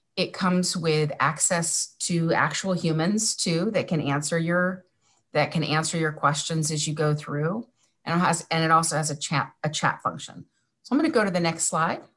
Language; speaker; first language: English; native; English